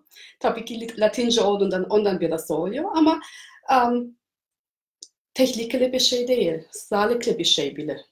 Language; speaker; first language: Turkish; non-native, fluent; German